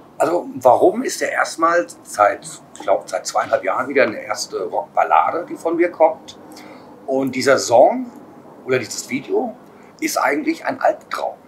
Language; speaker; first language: German; native; German